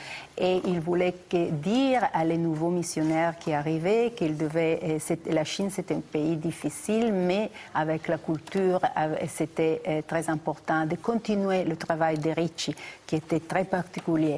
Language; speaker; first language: French; non-native, fluent; Italian